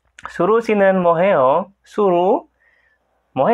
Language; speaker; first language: Korean; non-native, fluent; Indonesian